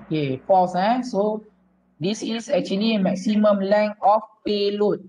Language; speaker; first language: English; non-native, local second language; Malay